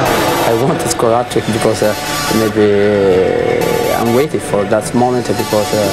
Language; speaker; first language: English; non-native, learner; Italian